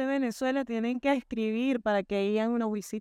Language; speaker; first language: Spanish; native; Spanish